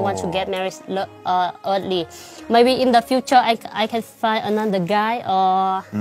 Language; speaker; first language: English; non-native, learner; Iu Mien